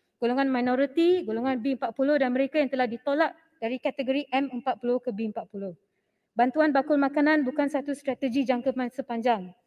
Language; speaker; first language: Malay; non-native, local second language; Tamil